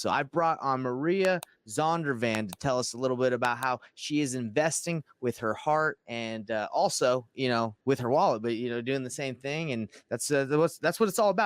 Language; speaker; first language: English; native; English